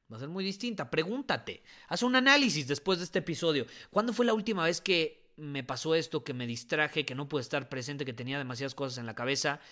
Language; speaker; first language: Spanish; native; Spanish